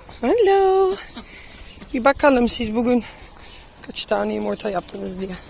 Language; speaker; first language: Turkish; early bilingual, heritage; Turkish